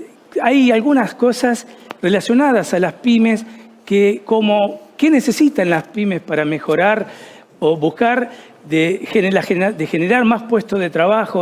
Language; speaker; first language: Spanish; native; Spanish